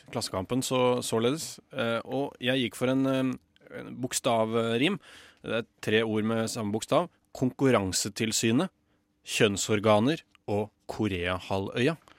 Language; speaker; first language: Norwegian; native; Norwegian